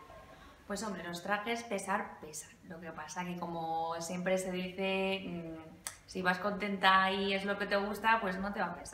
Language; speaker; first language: Spanish; native; Spanish